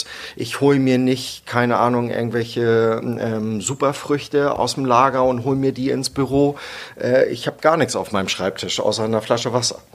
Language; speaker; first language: German; native; German